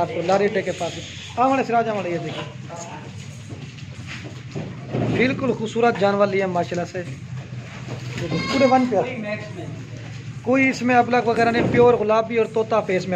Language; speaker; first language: Hindi; non-native, local second language; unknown